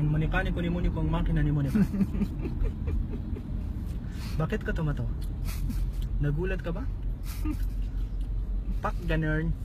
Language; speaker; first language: Filipino; non-native, fluent; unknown